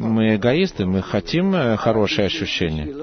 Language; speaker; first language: Russian; non-native, fluent; Hebrew